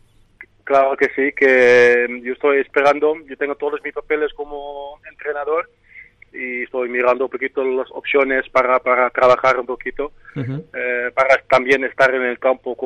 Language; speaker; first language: Spanish; non-native, fluent; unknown